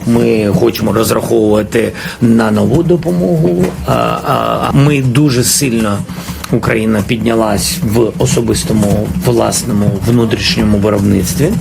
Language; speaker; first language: Ukrainian; non-native, local second language; Russian